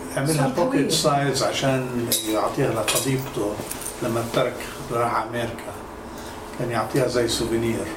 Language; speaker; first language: Arabic; native; Arabic